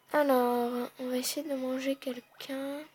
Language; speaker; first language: French; native; French